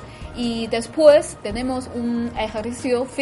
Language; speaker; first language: Spanish; non-native, fluent; Chinese